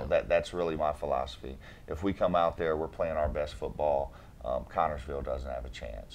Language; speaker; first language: English; native; English